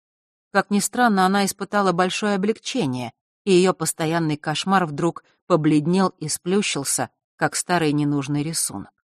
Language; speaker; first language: Russian; native; Russian